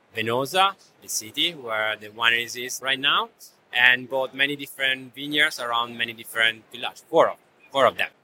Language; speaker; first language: English; non-native, fluent; Italian